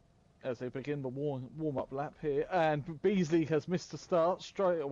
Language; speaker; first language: English; native; English